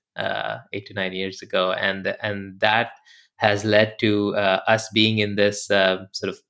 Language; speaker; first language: English; non-native, local second language; Hindi